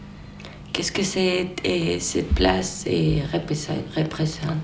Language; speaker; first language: French; non-native, learner; Spanish